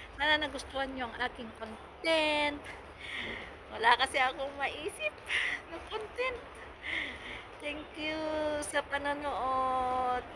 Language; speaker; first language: Filipino; native; Filipino